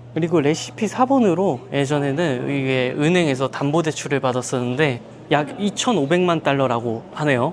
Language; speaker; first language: Korean; native; Korean